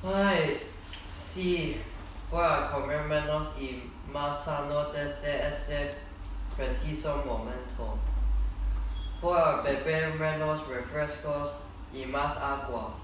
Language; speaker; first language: Spanish; non-native, learner; English